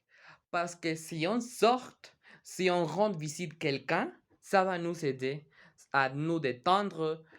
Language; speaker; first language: French; non-native, learner; Spanish